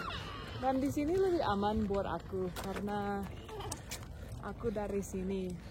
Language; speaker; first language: Indonesian; non-native, learner; English